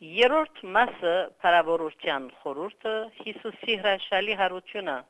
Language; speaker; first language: Armenian; native; Armenian